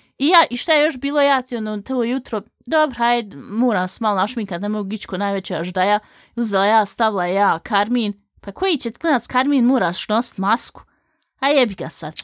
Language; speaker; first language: Bosnian; early bilingual, heritage; Bosnian